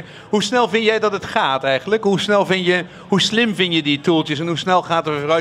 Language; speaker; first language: Dutch; native; Dutch